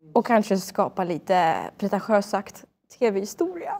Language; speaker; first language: Swedish; early bilingual, other home language; Russian